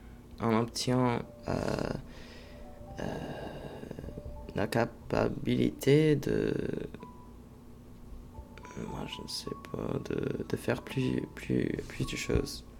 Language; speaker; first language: French; non-native, fluent; English